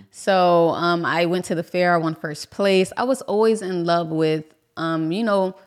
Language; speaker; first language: English; native; English